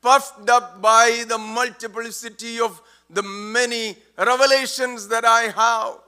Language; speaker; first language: English; non-native, local second language; Malayalam